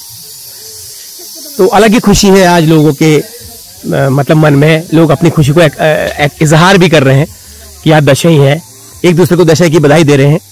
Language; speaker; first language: Hindi; native; Hindi